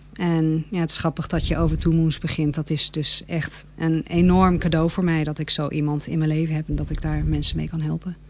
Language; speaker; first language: Dutch; early bilingual, heritage; Dutch